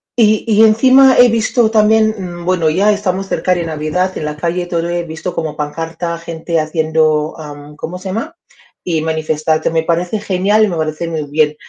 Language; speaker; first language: Spanish; native; Spanish